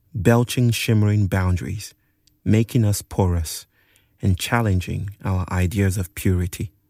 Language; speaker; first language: English; non-native, local second language; Yoruba